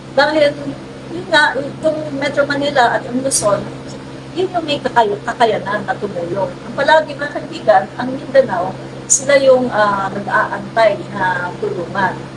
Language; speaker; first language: Filipino; non-native, local second language; Cebuano